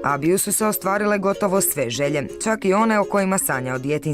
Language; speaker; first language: Croatian; native; Croatian